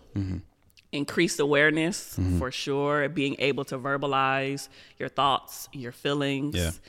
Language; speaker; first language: English; native; English